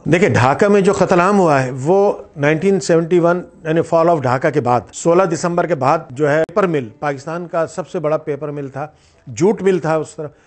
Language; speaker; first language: Urdu; native; Urdu